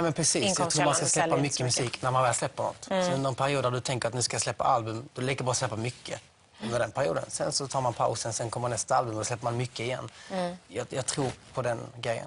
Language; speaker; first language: Swedish; native; Swedish